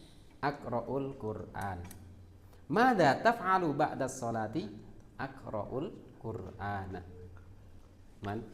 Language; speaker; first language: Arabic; non-native, fluent; Indonesian